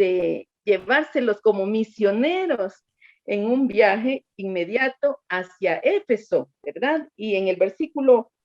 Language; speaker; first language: Spanish; native; Spanish